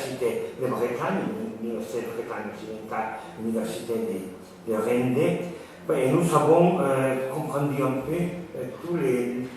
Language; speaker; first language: French; non-native, learner; Galician